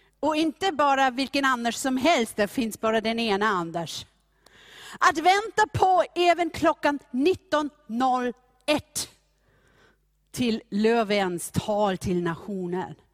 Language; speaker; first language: Swedish; non-native, fluent; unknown